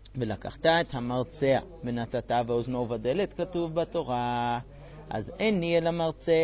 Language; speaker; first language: Hebrew; non-native, fluent; English